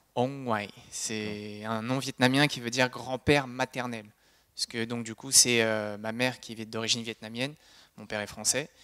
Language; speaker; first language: French; native; French